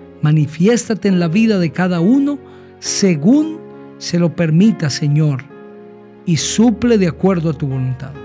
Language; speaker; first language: Spanish; native; Spanish